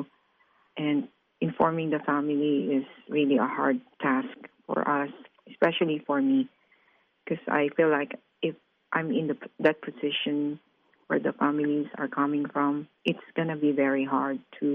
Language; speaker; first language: English; non-native, local second language; Filipino